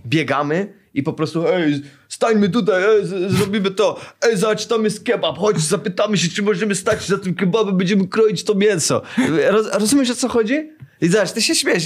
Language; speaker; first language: Polish; early bilingual, heritage; Polish